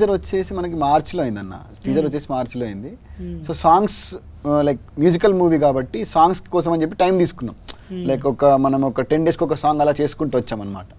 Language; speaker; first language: Telugu; native; Telugu